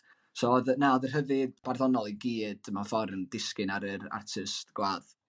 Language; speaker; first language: Welsh; native; Welsh